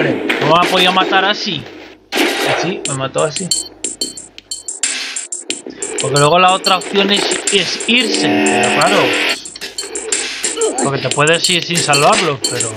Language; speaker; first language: Spanish; native; Spanish